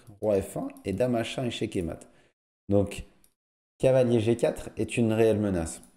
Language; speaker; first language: French; native; French